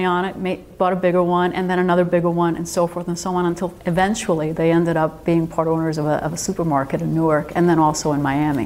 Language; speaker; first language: English; early bilingual, other home language; Spanish